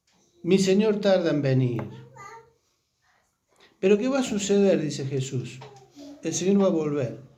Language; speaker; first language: Spanish; native; Spanish